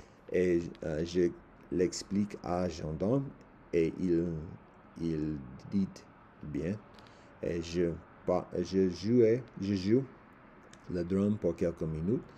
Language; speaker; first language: French; non-native, learner; English